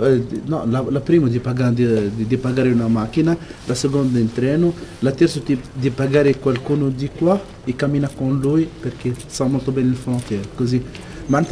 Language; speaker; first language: Italian; non-native, learner; Arabic